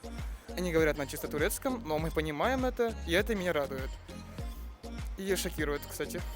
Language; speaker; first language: Russian; non-native, local second language; Kazakh